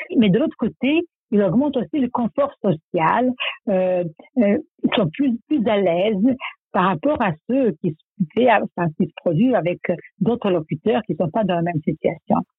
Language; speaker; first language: French; non-native, fluent; Serbian